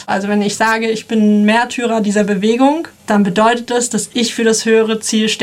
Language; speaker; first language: German; native; German